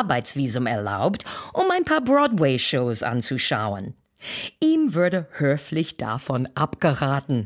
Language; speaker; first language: German; non-native, fluent; English